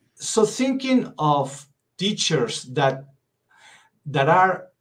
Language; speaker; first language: English; non-native, fluent; Spanish